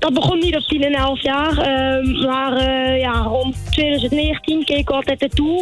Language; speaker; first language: Dutch; native; Dutch